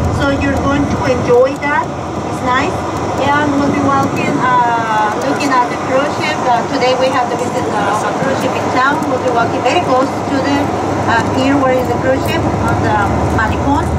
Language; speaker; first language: English; non-native, fluent; Spanish